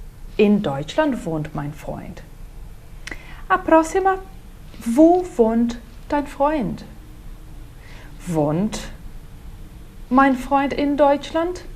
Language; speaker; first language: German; non-native, fluent; Portuguese